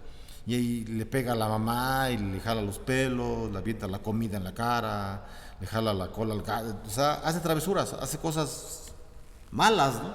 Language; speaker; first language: Spanish; native; Spanish